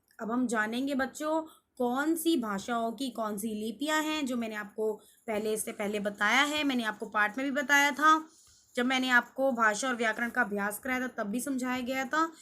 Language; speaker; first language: Hindi; native; Hindi